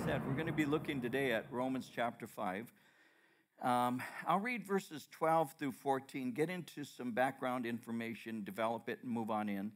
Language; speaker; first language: English; native; English